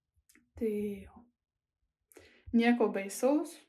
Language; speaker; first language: Lithuanian; non-native, learner; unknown